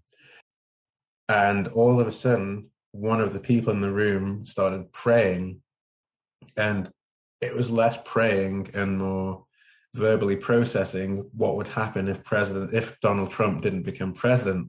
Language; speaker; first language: English; native; English